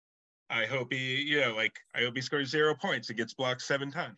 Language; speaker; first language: English; native; English